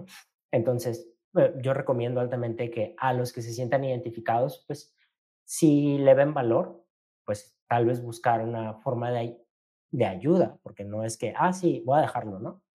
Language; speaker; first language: Spanish; native; Spanish